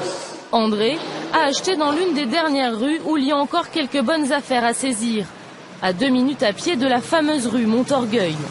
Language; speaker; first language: French; native; French